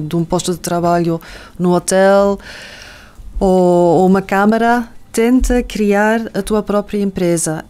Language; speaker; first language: Portuguese; non-native, fluent; Dutch